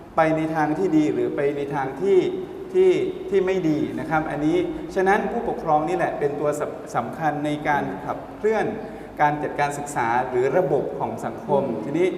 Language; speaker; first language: Thai; native; Thai